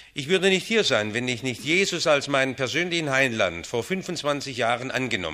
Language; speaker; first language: German; native; German